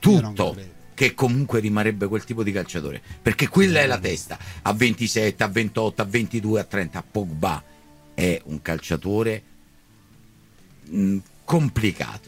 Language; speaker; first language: Italian; native; Italian